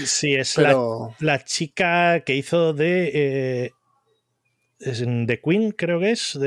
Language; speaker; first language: Spanish; native; Spanish